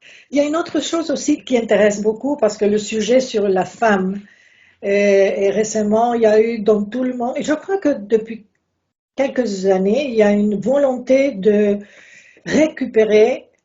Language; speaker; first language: French; non-native, fluent; Spanish